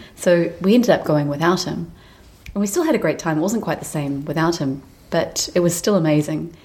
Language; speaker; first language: English; native; English